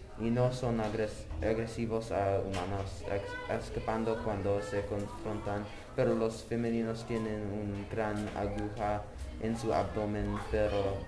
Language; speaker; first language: Spanish; non-native, learner; English